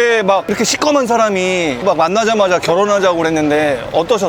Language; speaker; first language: Korean; native; Korean